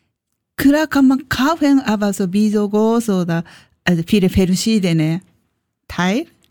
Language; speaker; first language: German; non-native, learner; Japanese